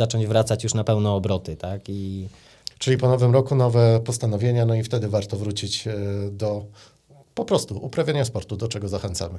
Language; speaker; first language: Polish; native; Polish